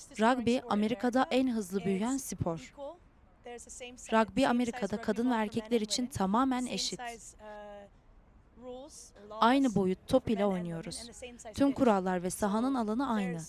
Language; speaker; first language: Turkish; non-native, learner; English